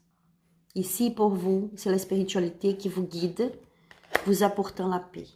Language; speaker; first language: French; non-native, learner; Spanish